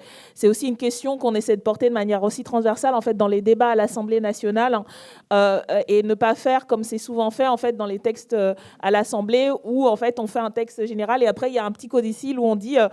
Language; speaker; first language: French; native; French